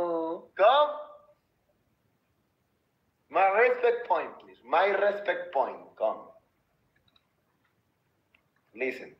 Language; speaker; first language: English; non-native, learner; Spanish